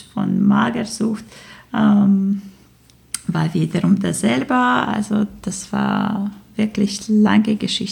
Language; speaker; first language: German; non-native, fluent; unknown